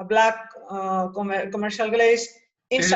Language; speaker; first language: English; non-native, learner; Spanish